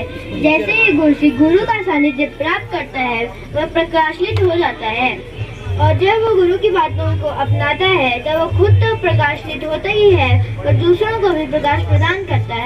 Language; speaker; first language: Hindi; native; Hindi